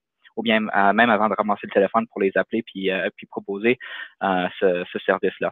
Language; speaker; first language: French; native; French